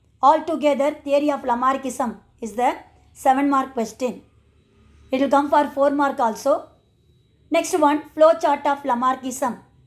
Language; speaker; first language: English; non-native, local second language; Tamil